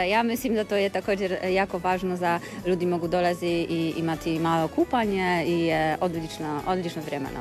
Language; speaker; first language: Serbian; non-native, learner; Polish